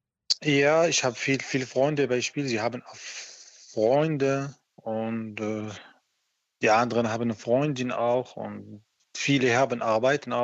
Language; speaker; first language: German; non-native, learner; Arabic